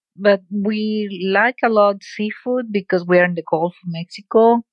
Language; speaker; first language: English; non-native, fluent; Spanish